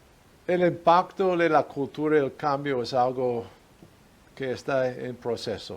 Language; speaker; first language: Spanish; non-native, fluent; English